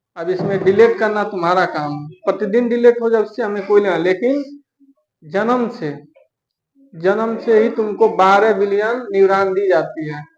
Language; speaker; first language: Hindi; native; Hindi